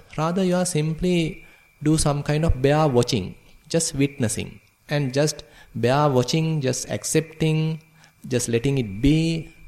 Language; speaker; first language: English; non-native, local second language; Sinhala